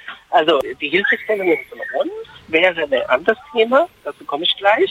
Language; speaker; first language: German; non-native, fluent; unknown